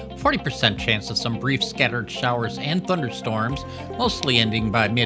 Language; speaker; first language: English; native; English